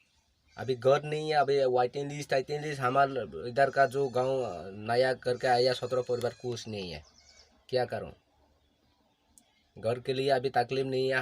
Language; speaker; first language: Hindi; non-native, local second language; Kok Borok